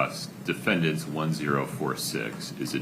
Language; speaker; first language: English; native; English